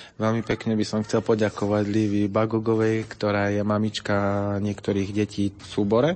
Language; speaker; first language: Slovak; native; Slovak